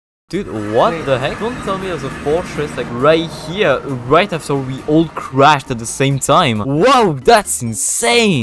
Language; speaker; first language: English; non-native, fluent; French